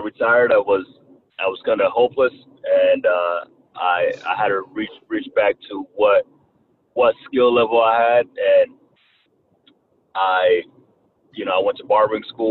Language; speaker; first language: English; early bilingual, other home language; Kinyarwanda